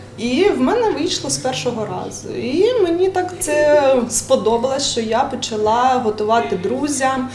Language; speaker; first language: Ukrainian; non-native, local second language; Russian